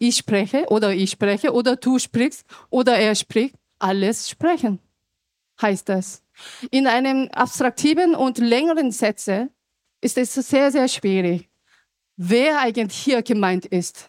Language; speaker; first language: German; non-native, fluent; Korean